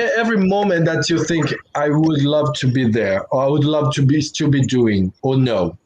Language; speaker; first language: English; non-native, fluent; Portuguese